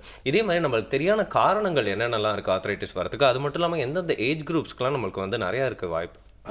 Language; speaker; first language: Tamil; native; Tamil